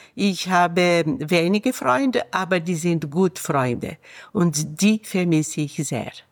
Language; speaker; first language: German; non-native, fluent; Portuguese